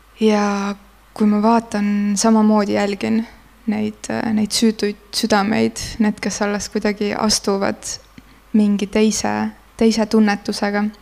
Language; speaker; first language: Estonian; native; Estonian